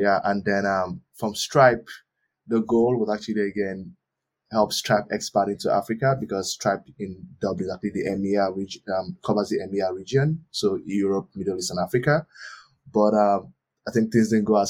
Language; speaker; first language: English; non-native, local second language; Yoruba